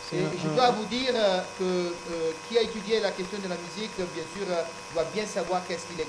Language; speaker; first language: French; native; French